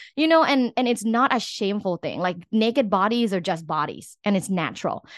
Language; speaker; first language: English; non-native, fluent; Thai